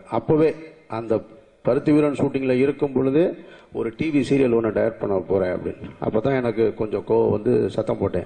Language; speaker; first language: Tamil; native; Tamil